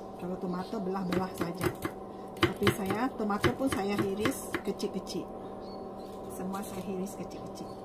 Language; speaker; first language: Malay; non-native, local second language; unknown